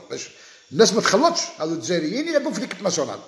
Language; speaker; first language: French; non-native, local second language; Arabic